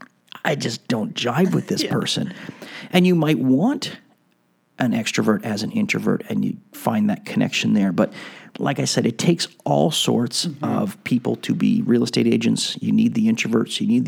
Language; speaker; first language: English; native; English